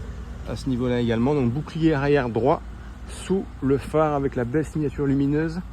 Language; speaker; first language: French; native; French